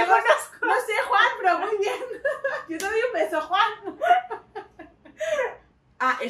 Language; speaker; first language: Spanish; native; Spanish